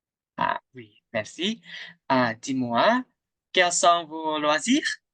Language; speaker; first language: French; non-native, learner; Indonesian